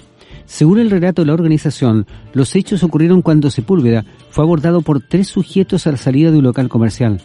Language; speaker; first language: Spanish; native; Spanish